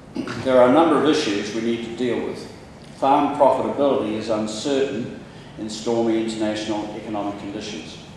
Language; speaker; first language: English; native; English